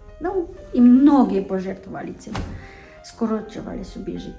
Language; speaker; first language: Ukrainian; non-native, local second language; Romanian